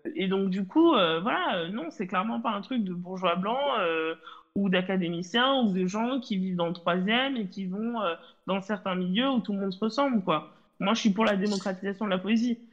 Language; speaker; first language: French; native; French